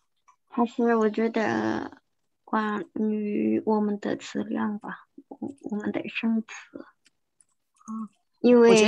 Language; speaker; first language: Chinese; non-native, fluent; Indonesian